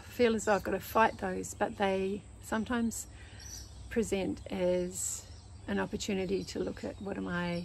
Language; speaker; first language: English; native; English